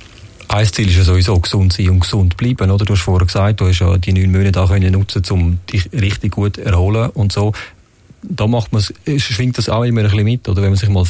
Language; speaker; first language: German; native; German